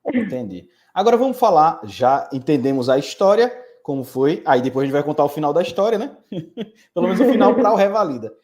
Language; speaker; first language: Portuguese; native; Portuguese